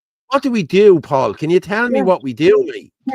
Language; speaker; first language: English; native; English